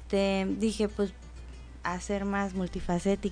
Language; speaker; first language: Spanish; native; Spanish